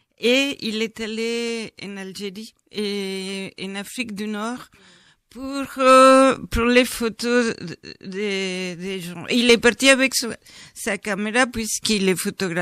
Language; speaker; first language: French; non-native, fluent; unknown